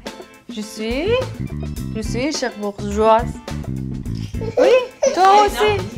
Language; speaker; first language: French; non-native, learner; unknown